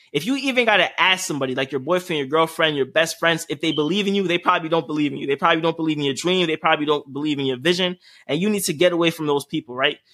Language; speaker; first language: English; native; English